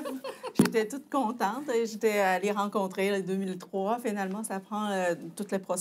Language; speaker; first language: French; non-native, fluent; Chinese